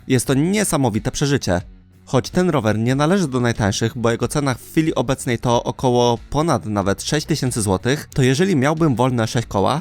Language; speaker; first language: Polish; native; Polish